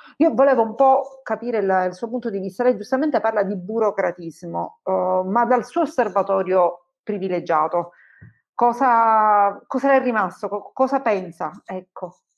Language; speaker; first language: Italian; native; Italian